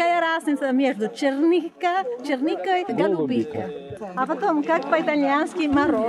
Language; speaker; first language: Russian; non-native, fluent; Italian